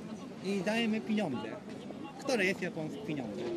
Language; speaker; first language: Polish; non-native, learner; Japanese